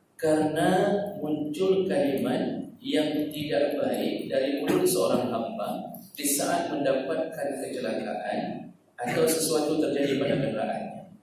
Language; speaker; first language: Malay; non-native, local second language; Achinese